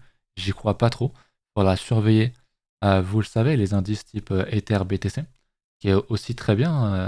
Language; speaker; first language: French; native; French